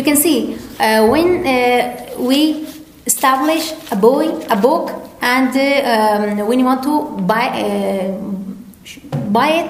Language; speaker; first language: English; non-native, learner; Persian